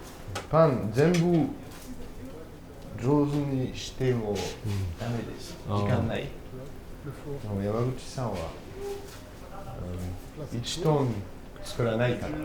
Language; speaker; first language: Japanese; non-native, learner; French